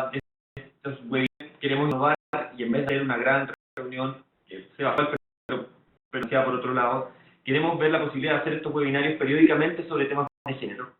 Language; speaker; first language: Spanish; native; Spanish